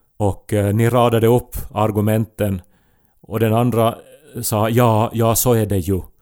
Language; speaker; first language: Swedish; native; Swedish